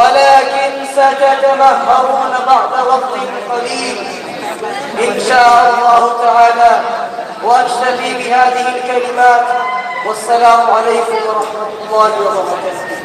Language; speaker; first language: Arabic; non-native, learner; Urdu